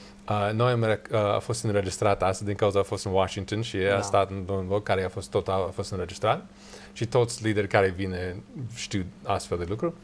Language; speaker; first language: Romanian; non-native, learner; English